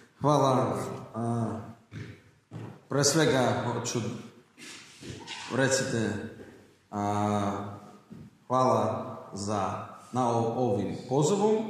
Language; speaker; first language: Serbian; non-native, learner; Russian